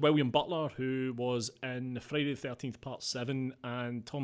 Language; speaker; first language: English; native; English